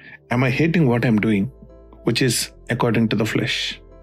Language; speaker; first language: English; non-native, local second language; Telugu